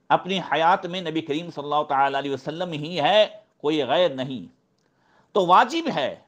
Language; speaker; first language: Hindi; native; Hindi